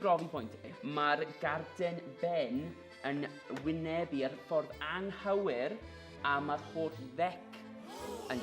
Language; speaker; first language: Welsh; native; Welsh